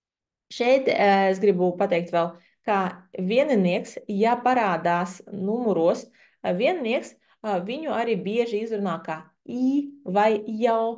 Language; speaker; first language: Latvian; non-native, fluent; Chinese